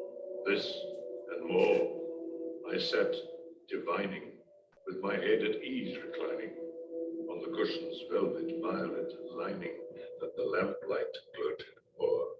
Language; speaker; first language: English; native; English